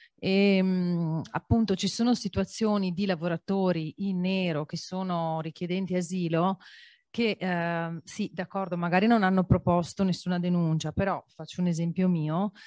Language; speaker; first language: Italian; native; Italian